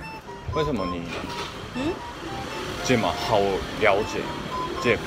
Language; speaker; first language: Chinese; non-native, learner; Japanese